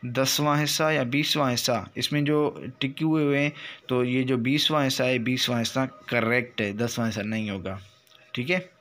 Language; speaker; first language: Urdu; non-native, local second language; Sindhi